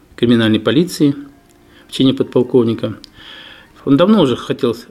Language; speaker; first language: Russian; native; Russian